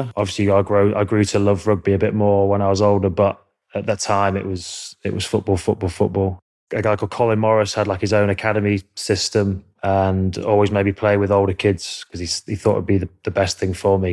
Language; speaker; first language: English; native; English